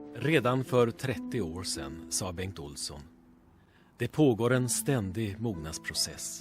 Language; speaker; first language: Swedish; native; Swedish